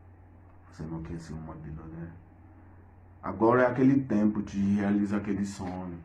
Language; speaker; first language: Portuguese; non-native, fluent; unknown